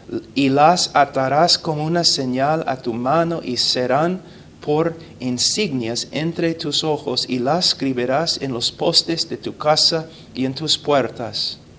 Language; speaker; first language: Spanish; non-native, fluent; English